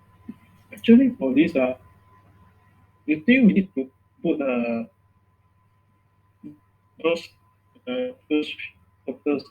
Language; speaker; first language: English; non-native, local second language; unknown